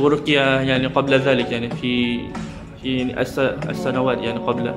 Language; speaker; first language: Arabic; non-native, learner; Malay